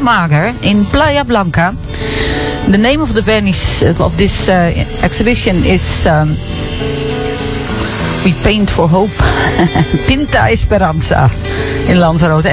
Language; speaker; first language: English; non-native, fluent; Dutch